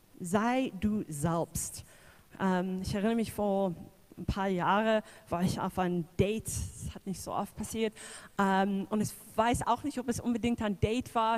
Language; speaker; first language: German; non-native, fluent; English